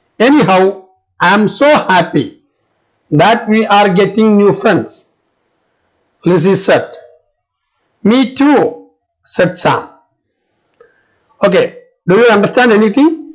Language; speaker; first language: English; non-native, local second language; Malayalam